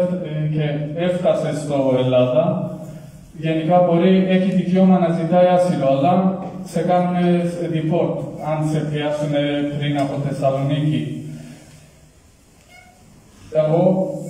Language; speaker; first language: Greek; non-native, learner; Kurdish